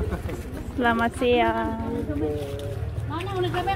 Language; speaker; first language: Indonesian; non-native, learner; Korean